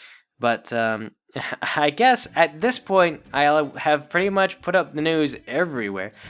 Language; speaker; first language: English; native; English